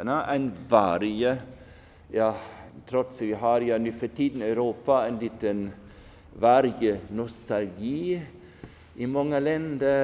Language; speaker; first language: Swedish; non-native, fluent; German